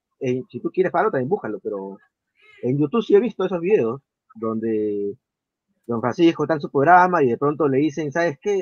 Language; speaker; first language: Spanish; native; Spanish